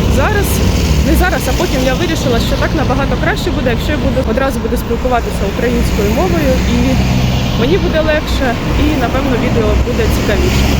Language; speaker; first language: Ukrainian; non-native, local second language; Russian